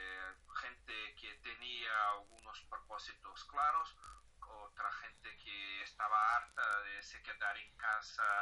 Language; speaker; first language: Spanish; non-native, fluent; Portuguese